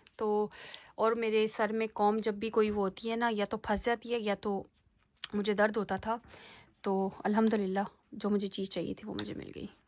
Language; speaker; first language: Urdu; native; Urdu